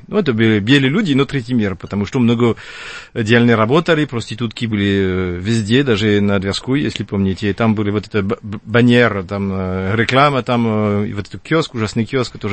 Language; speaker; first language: Russian; non-native, fluent; French